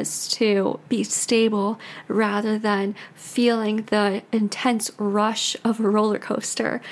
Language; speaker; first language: English; native; English